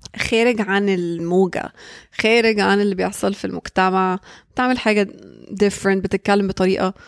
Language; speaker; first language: Arabic; early bilingual, heritage; Arabic